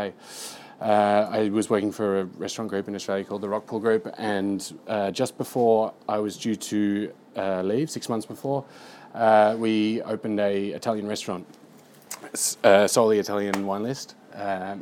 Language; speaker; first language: English; native; English